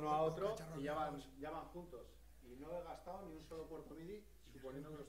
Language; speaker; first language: Spanish; native; Spanish